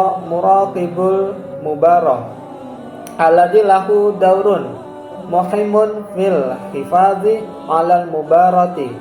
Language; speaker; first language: Arabic; non-native, learner; Indonesian